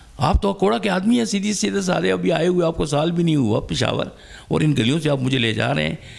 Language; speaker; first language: Urdu; non-native, local second language; Pashto